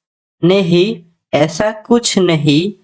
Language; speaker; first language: Hindi; non-native, learner; Bangla